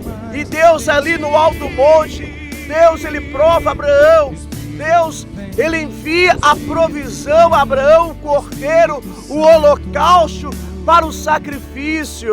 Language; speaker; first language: Portuguese; native; Portuguese